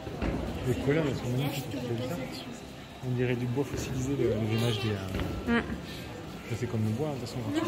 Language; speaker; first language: French; native; French